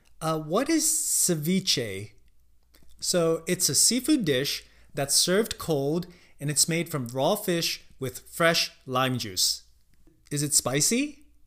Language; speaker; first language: English; non-native, fluent; Chinese